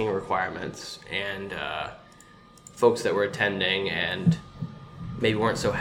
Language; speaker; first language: English; native; English